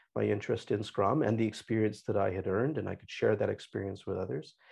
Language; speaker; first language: English; native; English